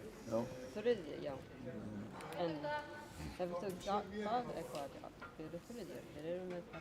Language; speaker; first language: Icelandic; non-native, learner; English